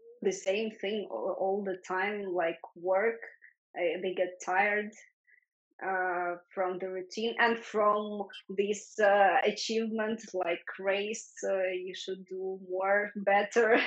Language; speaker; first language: English; non-native, fluent; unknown